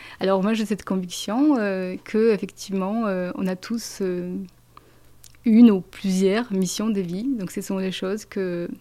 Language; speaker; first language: French; non-native, fluent; Polish